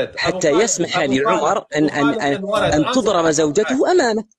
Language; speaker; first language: Arabic; native; Arabic